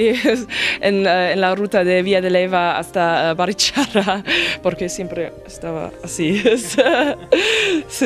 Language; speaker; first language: Spanish; non-native, fluent; German